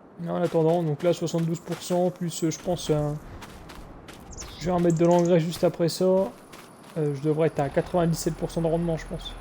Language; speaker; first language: French; native; French